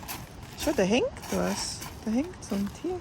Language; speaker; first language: German; non-native, fluent; Filipino